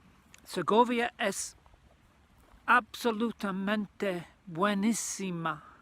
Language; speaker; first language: Spanish; non-native, learner; English